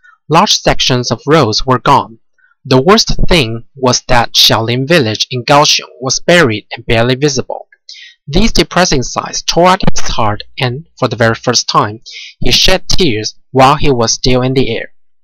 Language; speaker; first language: English; non-native, fluent; Chinese